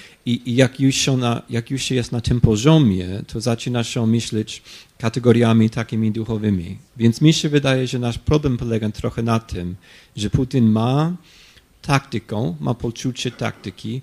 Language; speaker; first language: Polish; non-native, fluent; English